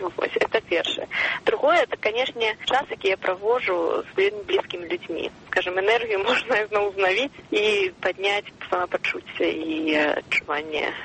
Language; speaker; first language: Belarusian; non-native, local second language; Russian